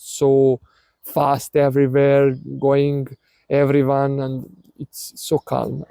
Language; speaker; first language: English; non-native, learner; Serbian